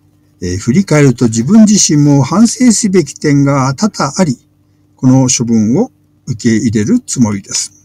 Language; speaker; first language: Japanese; native; Japanese